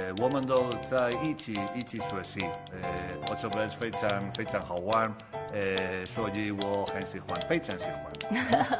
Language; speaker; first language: Chinese; non-native, learner; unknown